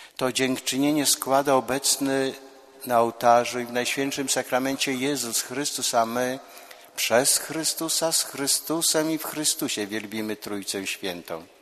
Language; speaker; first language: Polish; native; Polish